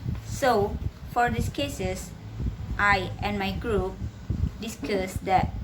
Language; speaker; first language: English; non-native, learner; Indonesian